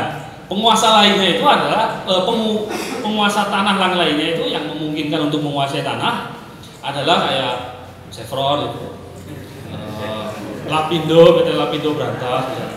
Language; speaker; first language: Indonesian; native; Indonesian